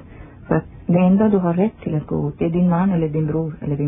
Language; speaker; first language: Swedish; non-native, fluent; Persian